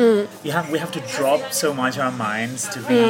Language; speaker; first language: English; non-native, fluent; Catalan